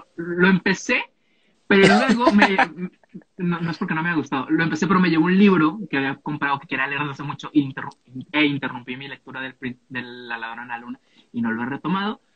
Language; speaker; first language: Spanish; native; Spanish